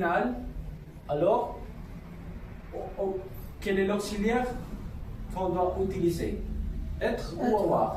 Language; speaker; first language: French; non-native, fluent; Spanish